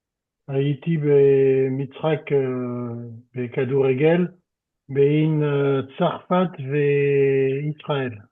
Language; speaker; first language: Hebrew; non-native, learner; French